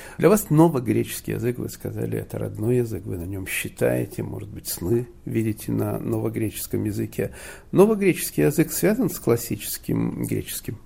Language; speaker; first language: Russian; native; Russian